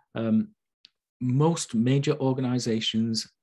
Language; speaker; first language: English; native; English